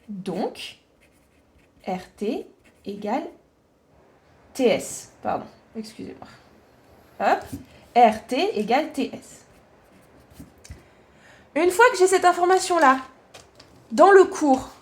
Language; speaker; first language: French; native; French